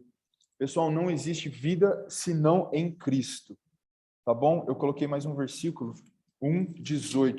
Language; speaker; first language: Portuguese; native; Portuguese